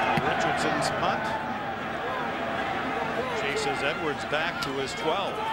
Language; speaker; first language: English; native; English